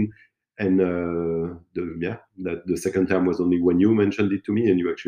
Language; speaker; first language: English; non-native, fluent; French